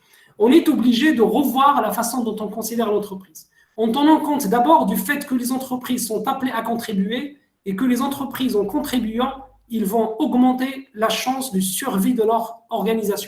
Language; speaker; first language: French; non-native, local second language; Arabic